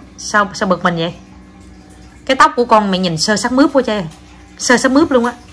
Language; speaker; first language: Vietnamese; native; Vietnamese